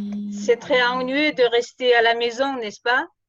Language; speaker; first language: French; non-native, fluent; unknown